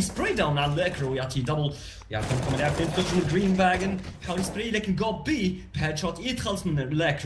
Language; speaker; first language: Arabic; native; Arabic